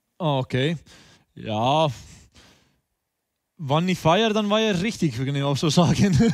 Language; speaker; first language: German; non-native, learner; Estonian